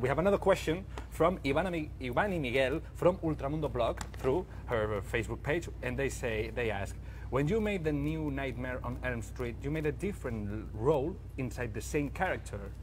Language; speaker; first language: English; non-native, fluent; Catalan